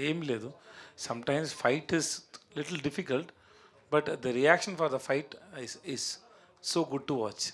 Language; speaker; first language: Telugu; non-native, learner; Tamil